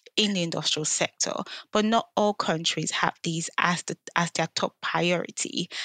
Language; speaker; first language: English; non-native, local second language; Yoruba